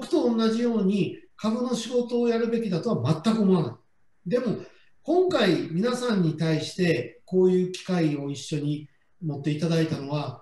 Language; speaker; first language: Japanese; native; Japanese